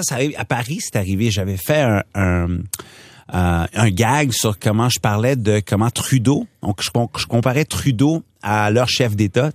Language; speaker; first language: French; non-native, local second language; Punjabi